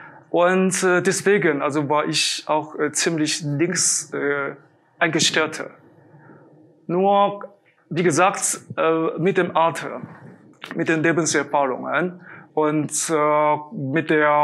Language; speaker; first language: German; non-native, fluent; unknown